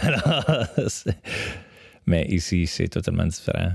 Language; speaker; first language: French; early bilingual, heritage; French